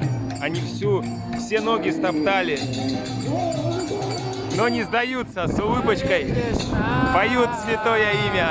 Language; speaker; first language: Russian; native; Russian